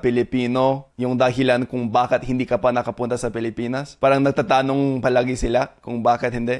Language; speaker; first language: Filipino; non-native, fluent; English